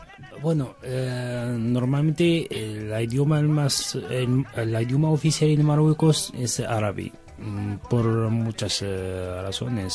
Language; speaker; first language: Spanish; non-native, learner; Arabic